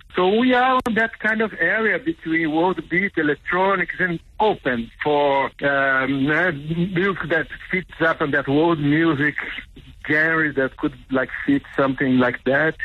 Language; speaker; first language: English; non-native, fluent; Portuguese